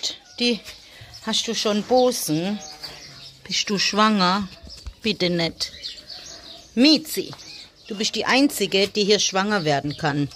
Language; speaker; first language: German; native; German